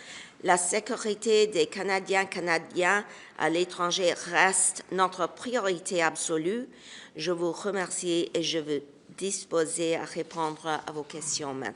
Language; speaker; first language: French; non-native, local second language; English